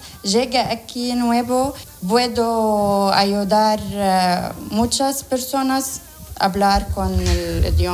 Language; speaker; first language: Spanish; non-native, learner; Arabic